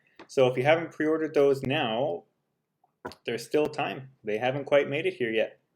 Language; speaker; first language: English; native; English